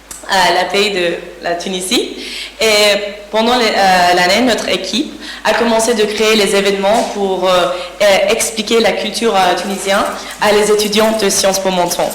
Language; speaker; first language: French; non-native, learner; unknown